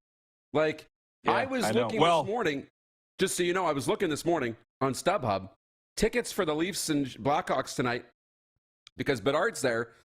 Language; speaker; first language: English; native; English